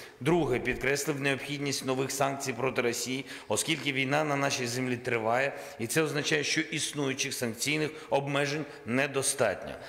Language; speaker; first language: Ukrainian; non-native, local second language; Russian